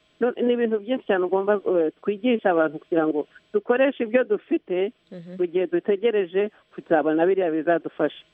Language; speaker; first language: Kinyarwanda; early bilingual, heritage; Kinyarwanda